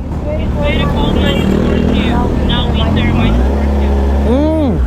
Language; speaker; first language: English; non-native, learner; Russian